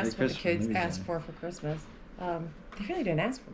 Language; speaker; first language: English; native; English